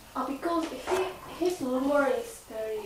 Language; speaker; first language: English; non-native, learner; Korean